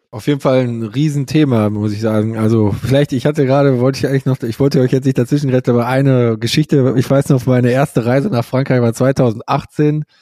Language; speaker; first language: German; native; German